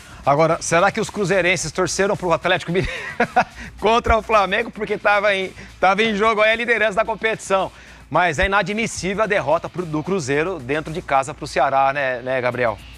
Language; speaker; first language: Portuguese; native; Portuguese